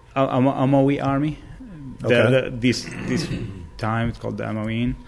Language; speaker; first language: English; non-native, fluent; Arabic